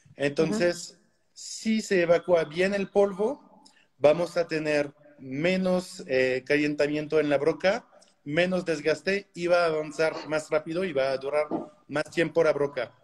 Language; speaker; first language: Spanish; non-native, fluent; French